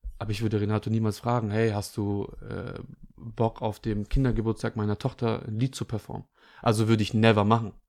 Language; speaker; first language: German; early bilingual, other home language; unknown